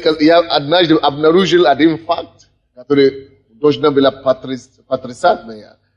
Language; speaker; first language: Russian; non-native, fluent; Yoruba